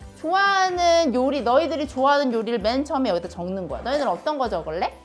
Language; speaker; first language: Korean; native; Korean